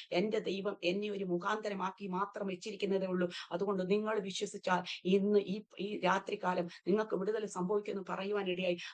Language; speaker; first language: Malayalam; early bilingual, heritage; Malayalam